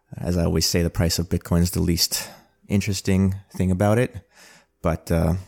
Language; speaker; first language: English; early bilingual, other home language; Armenian